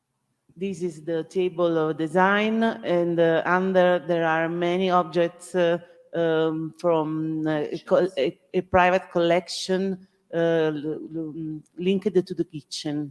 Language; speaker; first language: English; non-native, learner; Italian